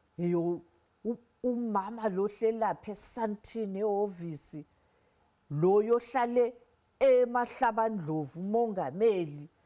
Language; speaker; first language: Zulu; non-native, local second language; Southern Sotho